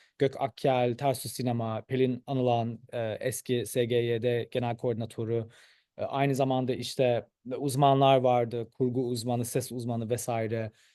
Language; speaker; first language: Turkish; early bilingual, heritage; Turkish